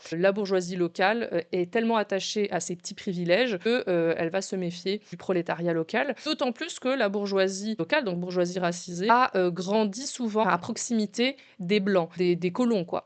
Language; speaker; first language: French; native; French